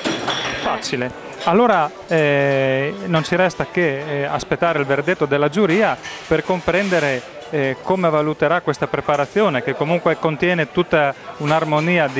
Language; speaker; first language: Italian; native; Italian